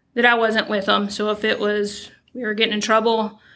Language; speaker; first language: English; native; English